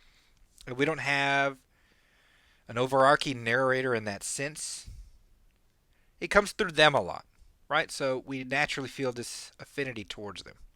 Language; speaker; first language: English; native; English